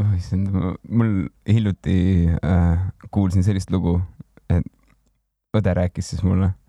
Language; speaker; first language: Estonian; native; Estonian